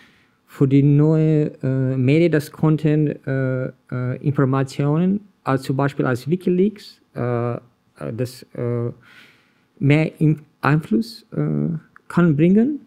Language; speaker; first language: German; non-native, learner; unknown